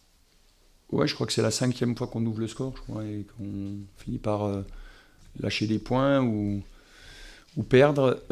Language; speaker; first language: French; native; French